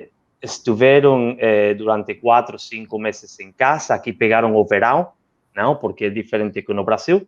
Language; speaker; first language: Portuguese; non-native, learner; Spanish